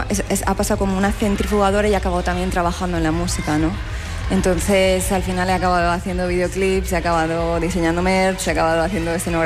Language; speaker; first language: Spanish; native; Spanish